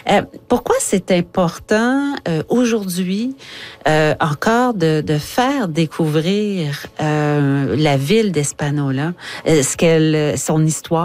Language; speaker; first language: French; native; French